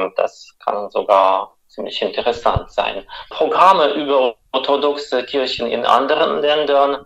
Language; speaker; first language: German; non-native, fluent; Russian